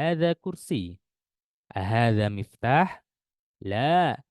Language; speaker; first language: Arabic; non-native, fluent; Indonesian